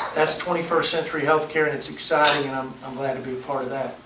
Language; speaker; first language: English; native; English